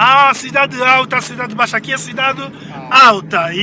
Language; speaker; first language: Portuguese; non-native, learner; Lingala